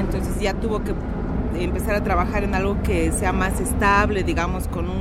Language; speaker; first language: Spanish; native; Spanish